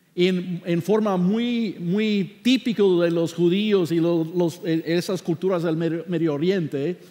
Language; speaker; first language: Spanish; non-native, fluent; English